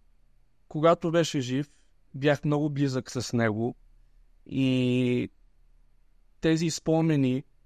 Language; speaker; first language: Bulgarian; early bilingual, heritage; Bulgarian